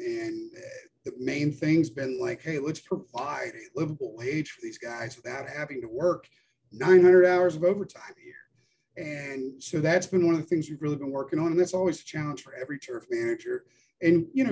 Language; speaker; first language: English; native; English